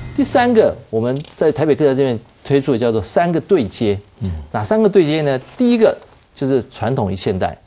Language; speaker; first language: Chinese; native; Chinese